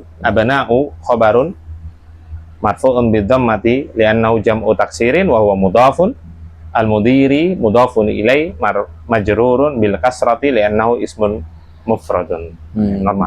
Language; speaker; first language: Arabic; non-native, fluent; Indonesian